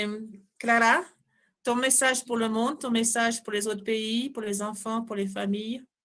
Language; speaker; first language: French; non-native, fluent; Spanish